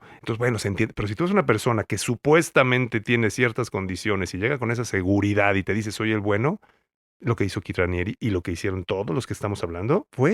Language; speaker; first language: Spanish; native; Spanish